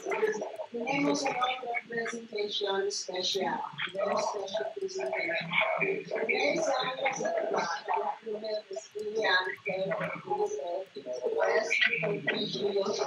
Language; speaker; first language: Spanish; non-native, learner; English